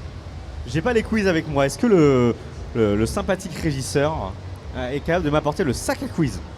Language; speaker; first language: French; native; French